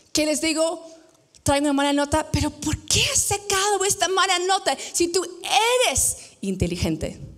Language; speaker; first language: Spanish; non-native, fluent; English